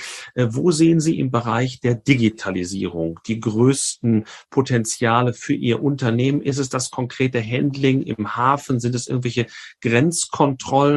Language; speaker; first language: German; native; German